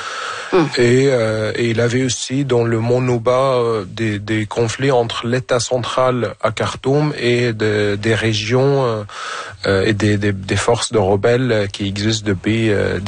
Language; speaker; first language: French; non-native, fluent; Arabic